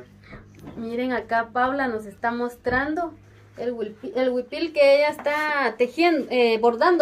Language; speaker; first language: Spanish; native; Spanish